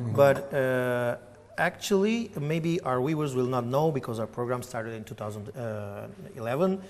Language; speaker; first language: English; non-native, fluent; Turkish